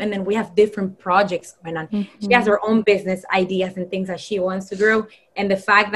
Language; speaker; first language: English; non-native, fluent; Spanish